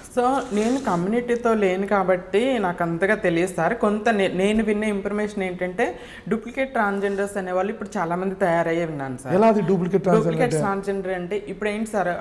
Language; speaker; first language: Telugu; native; Telugu